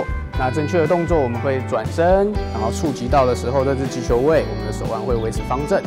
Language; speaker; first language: Chinese; native; Chinese